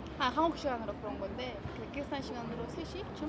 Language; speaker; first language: Korean; non-native, learner; Kyrgyz